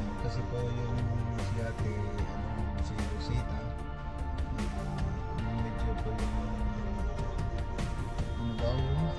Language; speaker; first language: Filipino; non-native, learner; Hindi